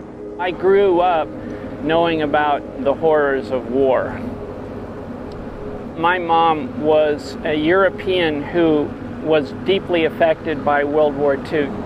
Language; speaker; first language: English; native; English